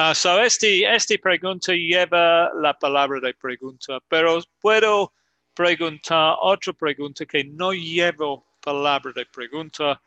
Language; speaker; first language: Spanish; non-native, fluent; English